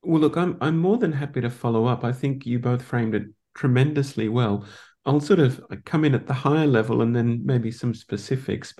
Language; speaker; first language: English; native; English